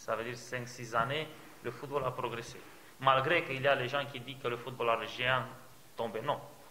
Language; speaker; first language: French; non-native, fluent; Romanian